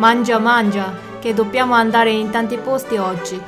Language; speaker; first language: Italian; non-native, fluent; Korean